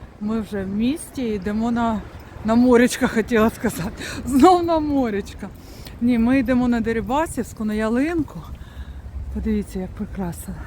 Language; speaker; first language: Ukrainian; non-native, local second language; Russian